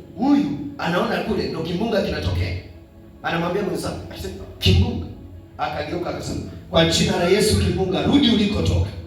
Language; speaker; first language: Swahili; native; Swahili